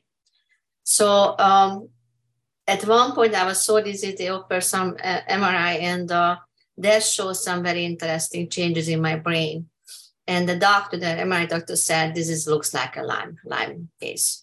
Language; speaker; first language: English; non-native, fluent; Hungarian